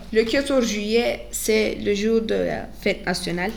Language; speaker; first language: French; non-native, learner; Turkish